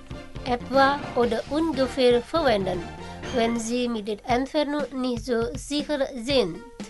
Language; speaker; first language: German; non-native, fluent; Indonesian